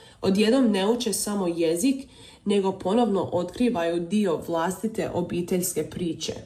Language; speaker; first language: Serbian; early bilingual, heritage; Croatian